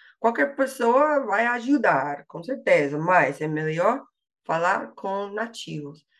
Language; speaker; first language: Portuguese; non-native, fluent; English